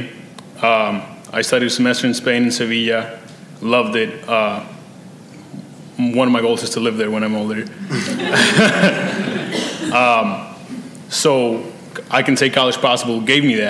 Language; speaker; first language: English; early bilingual, other home language; Spanish